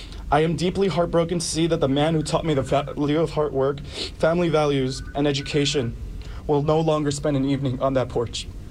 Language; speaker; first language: English; early bilingual, other home language; Spanish